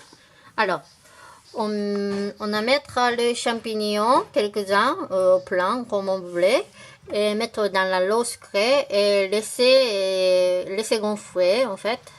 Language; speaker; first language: French; non-native, learner; Japanese